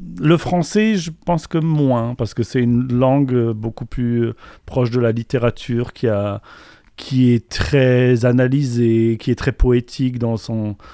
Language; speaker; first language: French; non-native, local second language; Polish